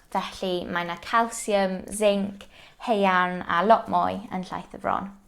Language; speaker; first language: Welsh; non-native, local second language; English